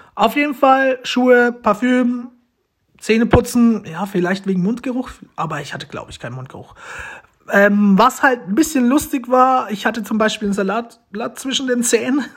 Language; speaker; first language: German; early bilingual, other home language; Romanian